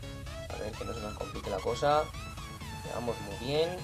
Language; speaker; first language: Spanish; native; Spanish